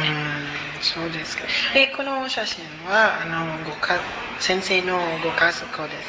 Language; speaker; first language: Japanese; non-native, learner; Cebuano